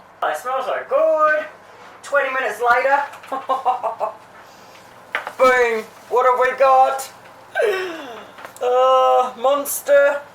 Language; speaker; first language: English; native; English